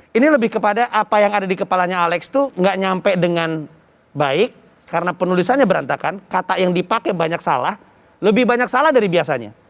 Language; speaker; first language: Indonesian; native; Indonesian